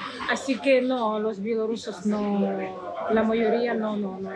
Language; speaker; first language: Spanish; non-native, fluent; Russian